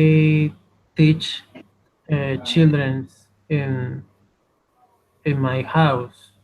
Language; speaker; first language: English; non-native, learner; Spanish